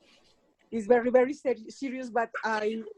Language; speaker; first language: English; non-native, learner; Spanish